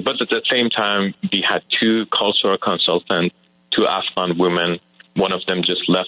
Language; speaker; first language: English; non-native, fluent; Persian